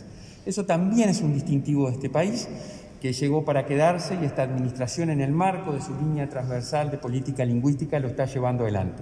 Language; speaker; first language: Spanish; native; Spanish